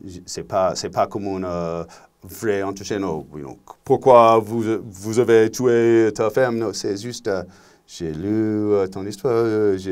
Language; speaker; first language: French; non-native, learner; English